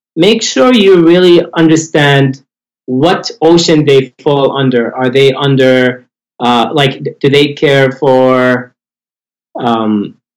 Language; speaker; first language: English; non-native, fluent; Arabic